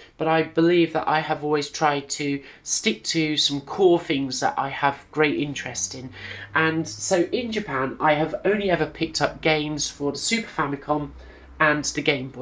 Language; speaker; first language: English; native; English